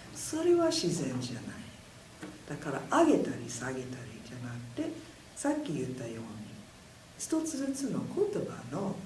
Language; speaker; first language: Japanese; non-native, fluent; English